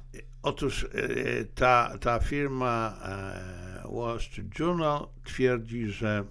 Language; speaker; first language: Polish; native; Polish